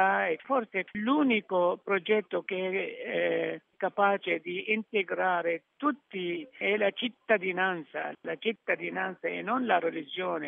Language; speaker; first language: Italian; non-native, fluent; Arabic